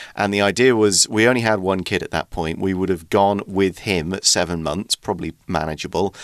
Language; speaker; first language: English; native; English